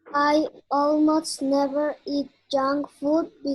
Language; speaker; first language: English; non-native, learner; Spanish